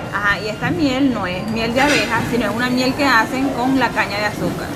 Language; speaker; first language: Spanish; native; Spanish